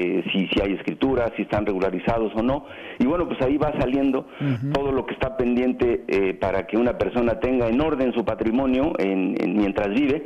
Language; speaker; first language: Spanish; native; Spanish